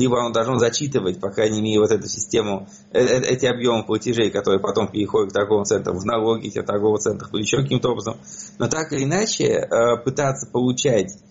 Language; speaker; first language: Russian; native; Russian